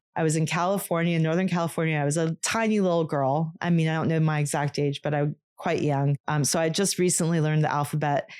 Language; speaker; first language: English; native; English